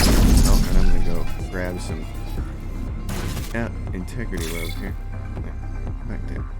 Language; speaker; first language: English; native; English